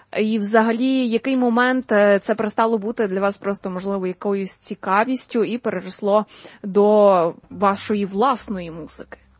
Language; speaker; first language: Ukrainian; native; Ukrainian